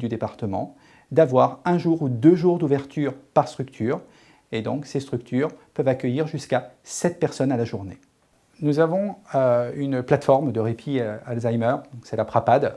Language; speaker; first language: French; native; French